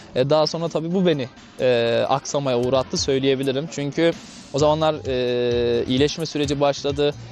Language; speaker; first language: Turkish; native; Turkish